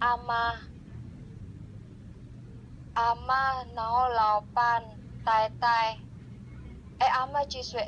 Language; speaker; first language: Chinese; non-native, learner; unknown